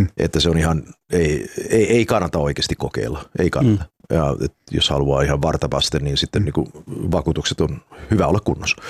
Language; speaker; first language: Finnish; early bilingual, heritage; Finnish